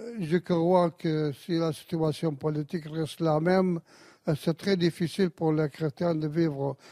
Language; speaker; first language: French; non-native, fluent; Arabic